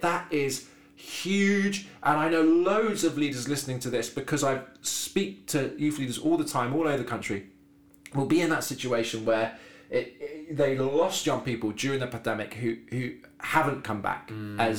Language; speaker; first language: English; native; English